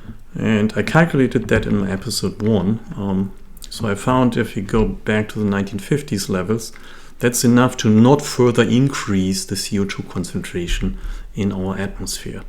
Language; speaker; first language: English; non-native, fluent; German